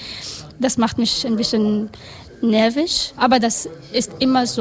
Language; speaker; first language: German; non-native, learner; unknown